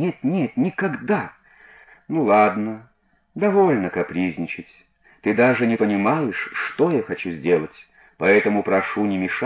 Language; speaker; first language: Russian; native; Russian